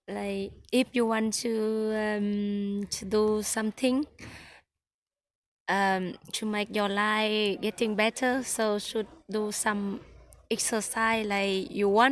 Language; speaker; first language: English; non-native, learner; Vietnamese